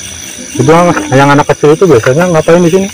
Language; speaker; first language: Indonesian; native; Indonesian